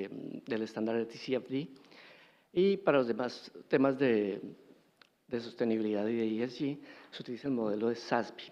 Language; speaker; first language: Spanish; native; Spanish